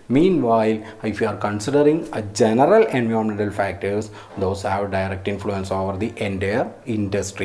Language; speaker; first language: English; non-native, local second language; Malayalam